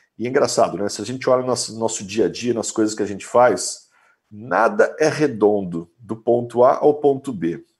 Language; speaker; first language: Portuguese; native; Portuguese